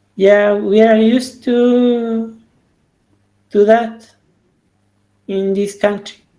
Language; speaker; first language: English; non-native, learner; Spanish